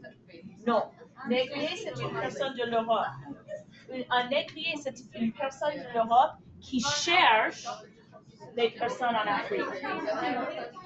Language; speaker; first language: French; non-native, fluent; English